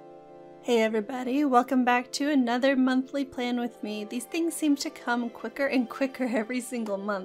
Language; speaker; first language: English; native; English